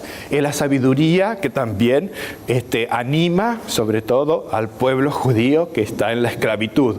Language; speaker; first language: Spanish; native; Spanish